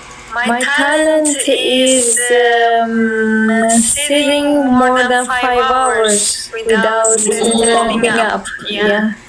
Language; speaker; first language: English; non-native, learner; Turkish